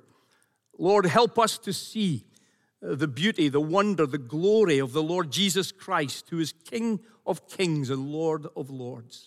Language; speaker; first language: English; native; English